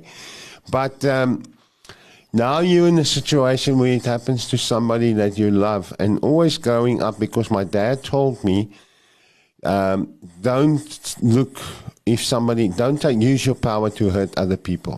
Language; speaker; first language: English; non-native, local second language; Afrikaans